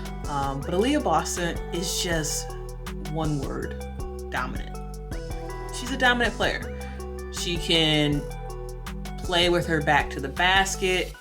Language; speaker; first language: English; native; English